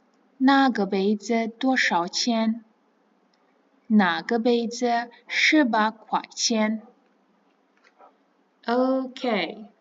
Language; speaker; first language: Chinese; non-native, fluent; Kazakh